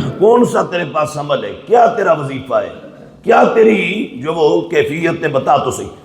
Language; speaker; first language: Urdu; non-native, local second language; Northern Hindko